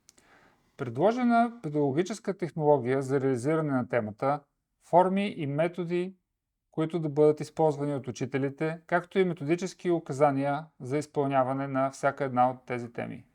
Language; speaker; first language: Bulgarian; native; Bulgarian